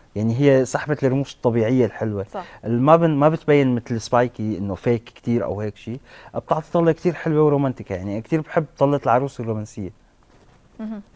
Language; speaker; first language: Arabic; native; Arabic